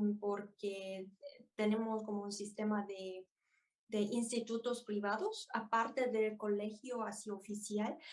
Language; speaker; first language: Spanish; non-native, fluent; Korean